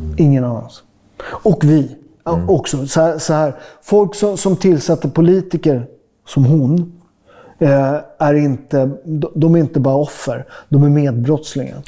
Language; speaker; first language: Swedish; native; Swedish